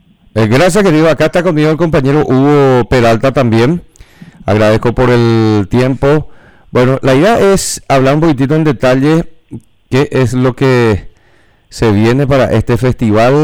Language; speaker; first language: Spanish; native; Spanish